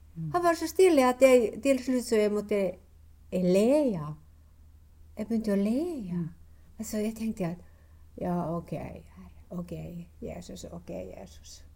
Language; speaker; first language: Norwegian; non-native, fluent; Finnish